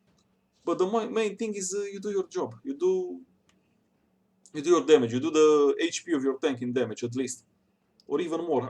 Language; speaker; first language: English; non-native, fluent; Romanian